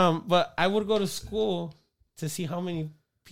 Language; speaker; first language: English; early bilingual, other home language; Spanish